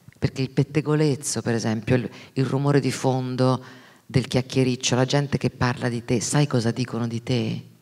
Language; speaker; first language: Italian; native; Italian